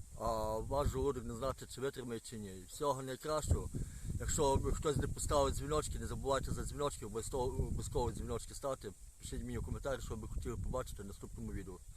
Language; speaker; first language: Ukrainian; native; Ukrainian